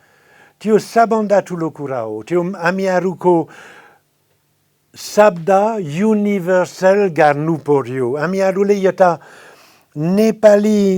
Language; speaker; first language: Nepali; non-native, fluent; French